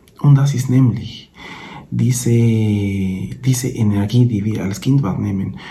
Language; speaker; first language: German; non-native, fluent; Spanish